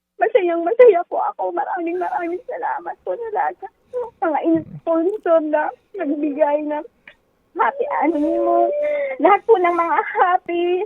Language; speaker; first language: Filipino; non-native, local second language; Waray